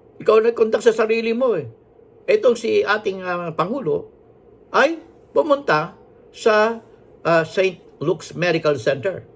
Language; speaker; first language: Filipino; non-native, local second language; Hiligaynon